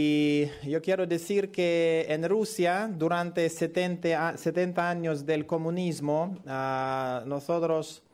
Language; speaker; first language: Spanish; non-native, learner; Russian